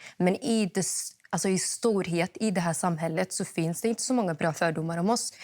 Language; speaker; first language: Swedish; early bilingual, other home language; Somali